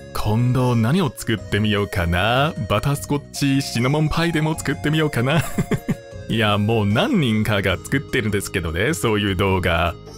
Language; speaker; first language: Japanese; non-native, fluent; English